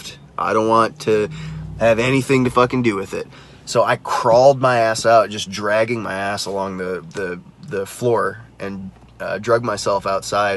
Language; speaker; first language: English; native; English